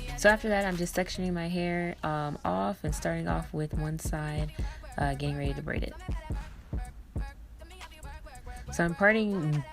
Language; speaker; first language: English; native; English